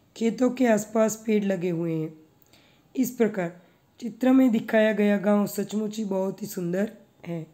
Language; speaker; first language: Hindi; non-native, local second language; Gujarati